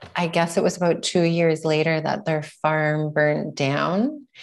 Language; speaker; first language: English; native; English